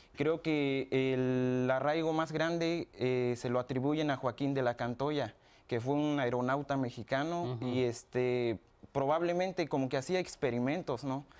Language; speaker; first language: Spanish; native; Spanish